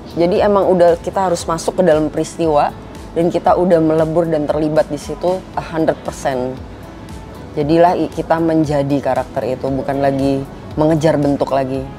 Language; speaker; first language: Indonesian; non-native, local second language; Javanese